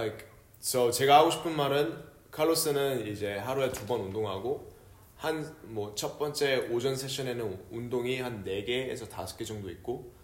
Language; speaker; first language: Korean; early bilingual, heritage; Korean